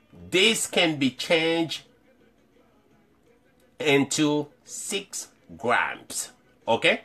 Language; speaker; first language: English; non-native, fluent; Haitian Creole